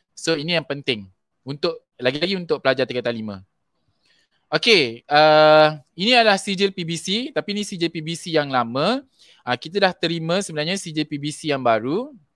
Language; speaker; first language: Malay; native; Malay